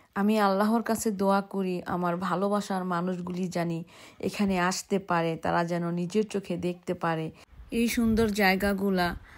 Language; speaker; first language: Bangla; early bilingual, heritage; Bangla